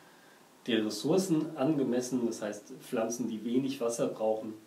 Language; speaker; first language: German; native; German